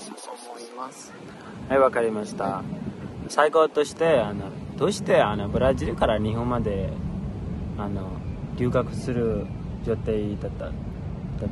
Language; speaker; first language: Japanese; non-native, fluent; Burmese